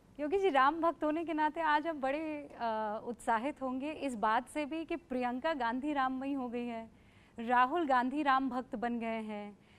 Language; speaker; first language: Hindi; native; Hindi